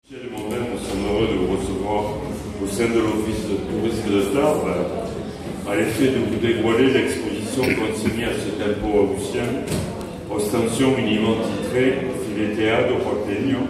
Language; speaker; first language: French; native; French